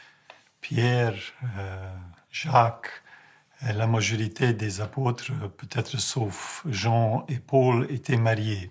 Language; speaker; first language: French; non-native, fluent; Ukrainian